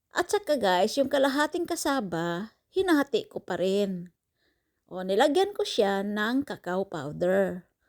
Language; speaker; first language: Filipino; non-native, local second language; Cebuano